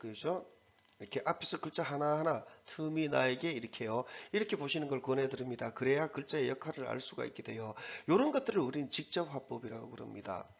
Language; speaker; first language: Korean; native; Korean